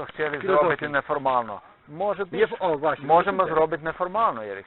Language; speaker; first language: Polish; non-native, learner; Slovenian